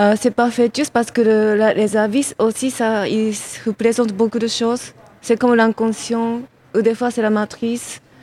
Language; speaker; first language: French; non-native, fluent; Japanese